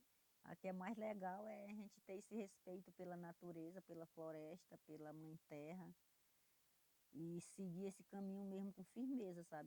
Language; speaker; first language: Portuguese; non-native, local second language; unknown